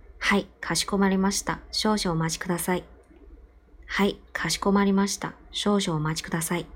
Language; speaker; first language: Japanese; non-native, fluent; Chinese